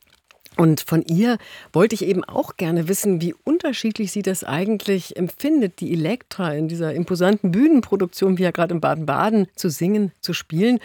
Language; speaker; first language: German; native; German